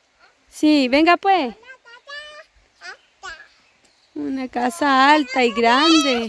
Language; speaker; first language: Spanish; native; Spanish